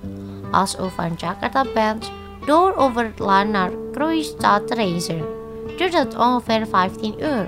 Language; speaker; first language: Dutch; non-native, fluent; Indonesian